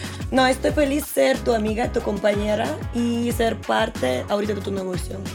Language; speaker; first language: Spanish; non-native, fluent; Russian